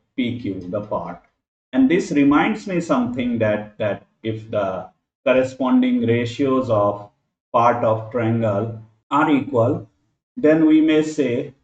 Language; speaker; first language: English; non-native, local second language; Hindi